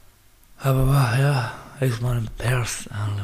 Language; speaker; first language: German; non-native, learner; Baluchi